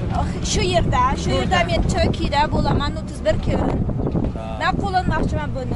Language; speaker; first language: Turkish; non-native, learner; Kazakh